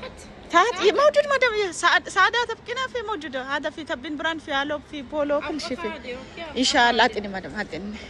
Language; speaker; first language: Arabic; non-native, learner; Amharic